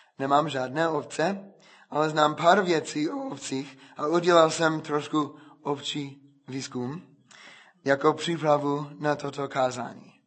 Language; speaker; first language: Czech; non-native, fluent; English